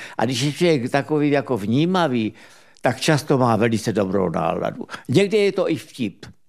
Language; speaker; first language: Czech; native; Czech